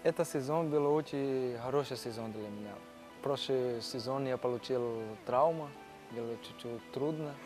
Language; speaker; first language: Russian; non-native, learner; Portuguese